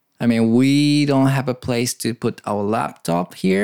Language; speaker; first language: English; non-native, learner; Japanese